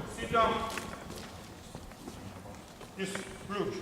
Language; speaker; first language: English; non-native, learner; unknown